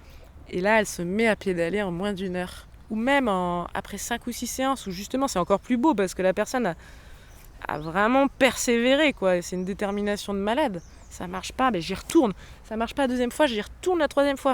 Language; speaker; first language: French; native; French